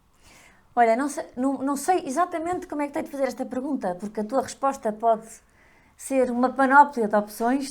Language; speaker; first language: Portuguese; native; Portuguese